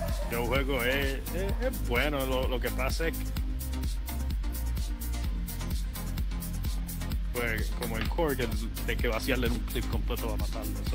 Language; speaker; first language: Spanish; early bilingual, heritage; Spanish